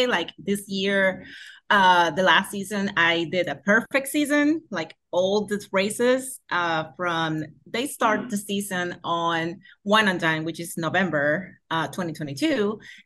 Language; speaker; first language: English; non-native, fluent; Spanish